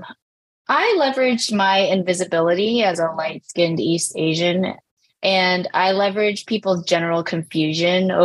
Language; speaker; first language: English; native; English